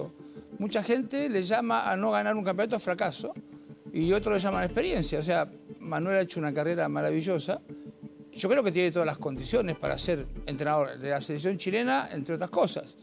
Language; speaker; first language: Spanish; native; Spanish